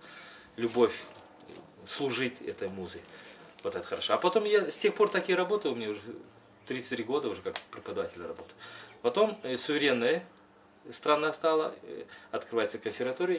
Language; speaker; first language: Russian; non-native, local second language; Kyrgyz